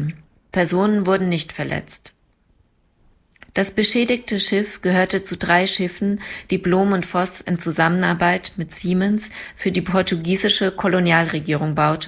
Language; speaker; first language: German; native; German